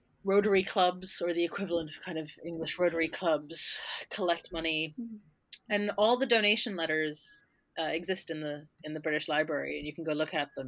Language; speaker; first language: English; native; English